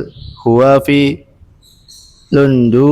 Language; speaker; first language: Arabic; non-native, learner; Indonesian